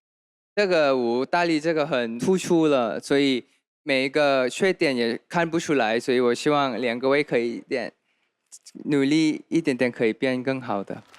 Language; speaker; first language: Chinese; non-native, fluent; Thai